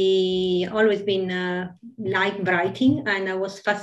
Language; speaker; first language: English; non-native, fluent; Italian